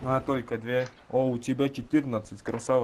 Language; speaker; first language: Russian; non-native, local second language; Latvian